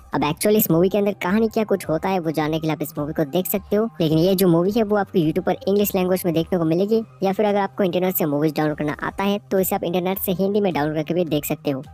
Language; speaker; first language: Hindi; native; Hindi